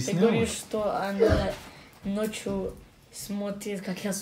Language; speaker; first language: Russian; early bilingual, heritage; English